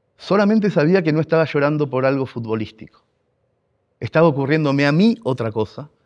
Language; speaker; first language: Spanish; native; Spanish